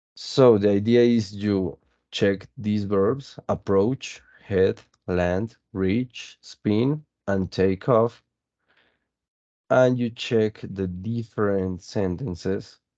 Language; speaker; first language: English; non-native, fluent; Spanish